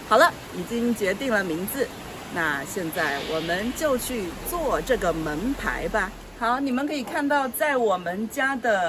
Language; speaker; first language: Chinese; non-native, local second language; Yao